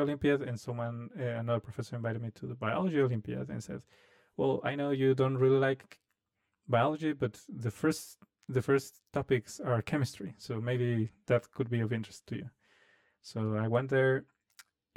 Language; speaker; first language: English; non-native, fluent; Spanish